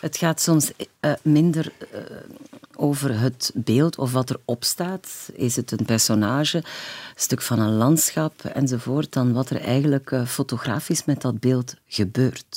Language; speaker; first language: Dutch; native; Dutch